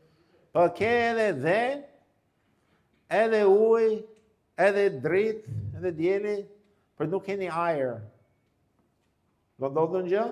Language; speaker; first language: Albanian; non-native, fluent; English